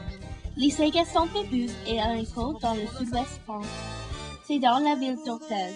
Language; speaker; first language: French; non-native, learner; English